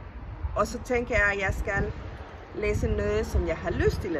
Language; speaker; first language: Danish; non-native, fluent; Spanish